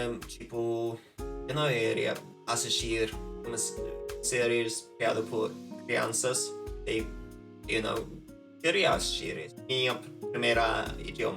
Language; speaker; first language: Portuguese; non-native, fluent; Norwegian